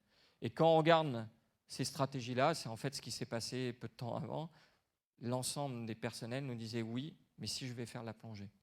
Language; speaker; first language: French; native; French